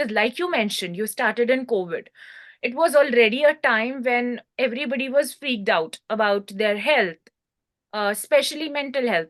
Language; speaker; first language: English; non-native, local second language; Hindi